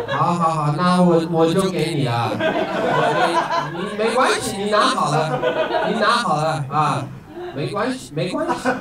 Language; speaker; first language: Chinese; non-native, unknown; English